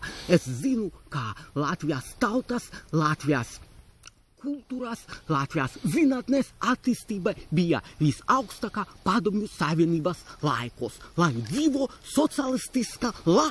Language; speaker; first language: Latvian; non-native, local second language; Russian